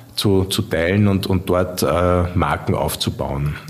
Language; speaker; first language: German; native; German